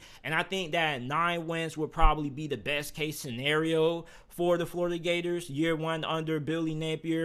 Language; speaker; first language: English; native; English